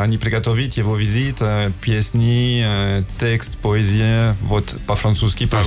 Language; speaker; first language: Russian; non-native, learner; French